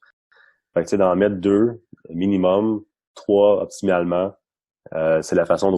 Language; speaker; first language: French; non-native, local second language; English